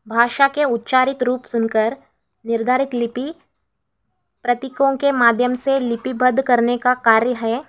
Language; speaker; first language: Hindi; non-native, local second language; Kannada